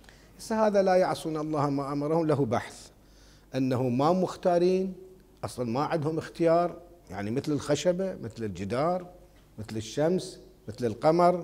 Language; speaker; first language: Arabic; native; Arabic